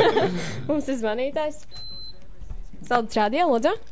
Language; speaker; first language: Latvian; native; Latvian